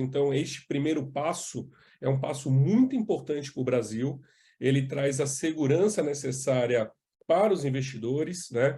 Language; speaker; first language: Portuguese; native; Portuguese